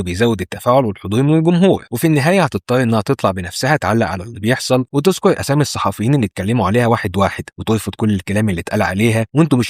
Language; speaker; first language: Arabic; native; Arabic